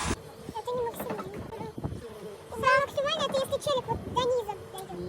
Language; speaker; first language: Russian; early bilingual, other home language; Azerbaijani